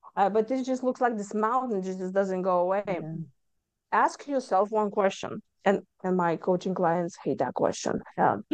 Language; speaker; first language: English; non-native, fluent; Lithuanian